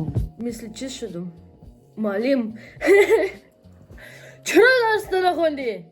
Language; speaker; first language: Persian; early bilingual, heritage; Persian